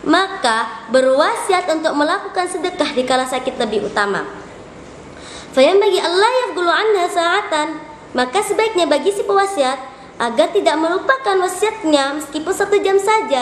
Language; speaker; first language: Indonesian; native; Indonesian